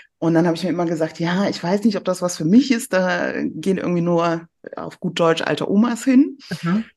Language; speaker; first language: German; early bilingual, other home language; Persian